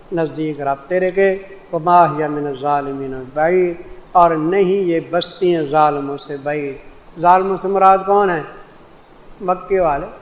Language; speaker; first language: Urdu; non-native, local second language; Saraiki